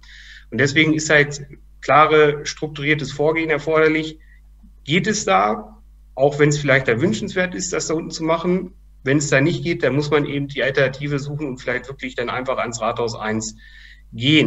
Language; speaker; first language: German; native; German